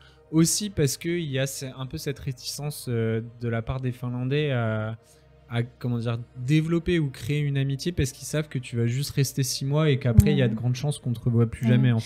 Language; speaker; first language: French; native; French